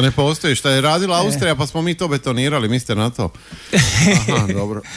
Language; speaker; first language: Croatian; native; Croatian